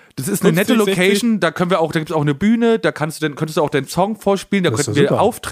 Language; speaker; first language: German; native; German